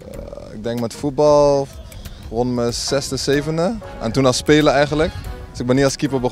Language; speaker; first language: Dutch; native; Dutch